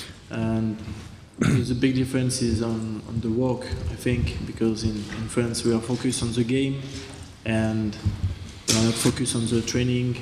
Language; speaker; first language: English; non-native, fluent; French